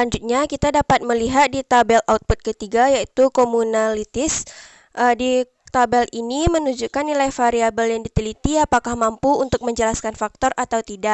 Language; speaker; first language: Indonesian; native; Indonesian